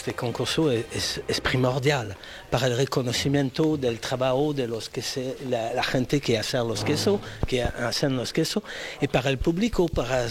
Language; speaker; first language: Spanish; non-native, fluent; English